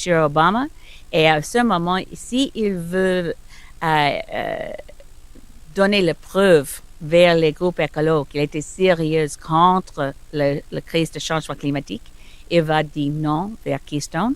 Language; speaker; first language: French; non-native, learner; English